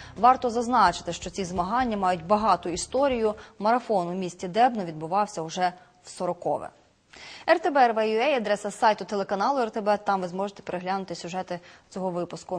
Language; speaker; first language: Ukrainian; native; Ukrainian